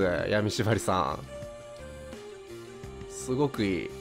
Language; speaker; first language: Japanese; native; Japanese